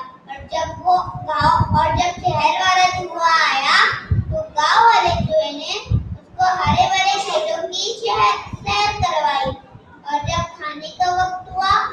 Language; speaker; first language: Hindi; native; Hindi